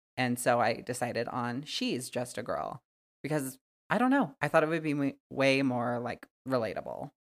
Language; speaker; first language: English; native; English